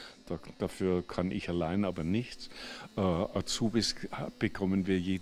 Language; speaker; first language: German; native; German